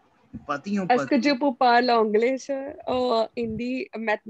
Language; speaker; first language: French; non-native, learner; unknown